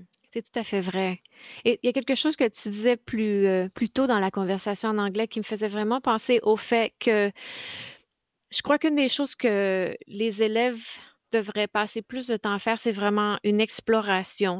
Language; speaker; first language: French; native; French